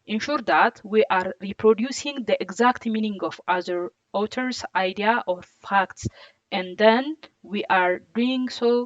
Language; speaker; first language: English; non-native, local second language; Amharic